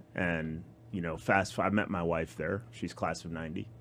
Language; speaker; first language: English; native; English